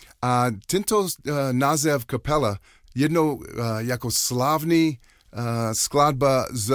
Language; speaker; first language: Czech; non-native, learner; English